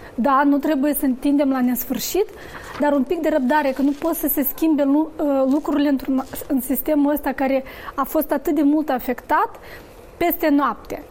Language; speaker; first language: Romanian; native; Romanian